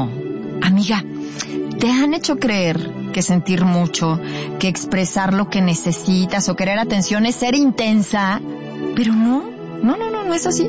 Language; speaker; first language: Spanish; native; Spanish